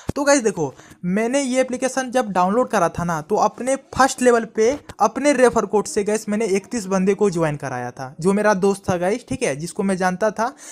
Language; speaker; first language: Hindi; non-native, local second language; Punjabi